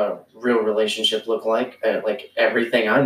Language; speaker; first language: English; native; English